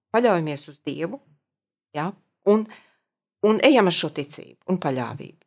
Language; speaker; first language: Latvian; native; Latvian